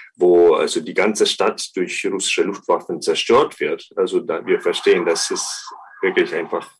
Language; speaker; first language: German; non-native, fluent; Ukrainian